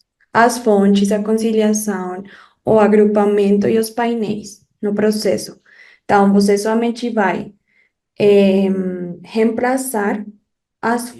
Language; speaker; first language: Portuguese; non-native, fluent; Spanish